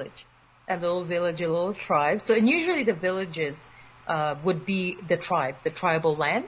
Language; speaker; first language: English; native; English